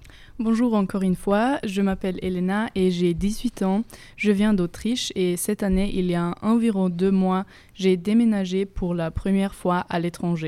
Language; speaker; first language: French; non-native, fluent; German